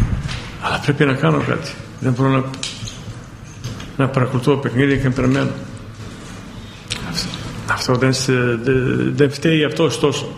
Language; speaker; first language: Greek; non-native, fluent; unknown